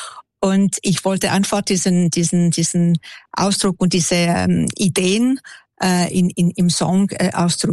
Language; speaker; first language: German; non-native, local second language; French